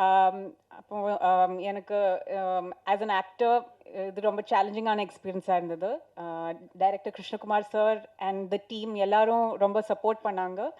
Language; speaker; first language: Tamil; non-native, learner; Malayalam